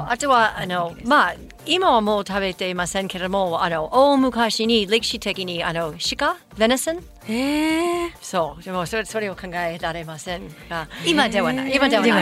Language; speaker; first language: Japanese; non-native, fluent; English